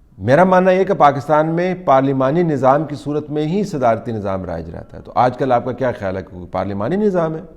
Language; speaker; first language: Urdu; native; Urdu